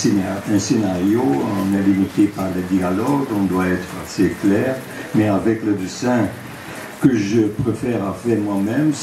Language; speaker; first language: French; non-native, local second language; Dutch